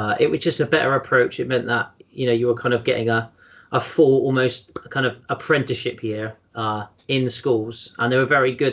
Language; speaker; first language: English; native; English